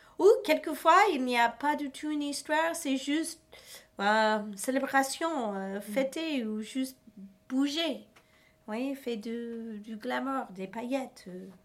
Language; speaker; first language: French; non-native, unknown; English